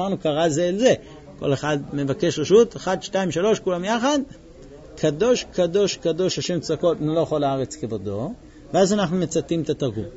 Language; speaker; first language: Hebrew; non-native, fluent; English